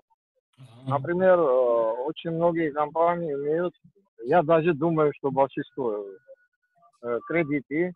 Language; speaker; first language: Russian; non-native, fluent; Georgian